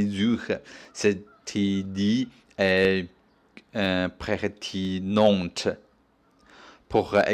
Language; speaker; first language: French; non-native, learner; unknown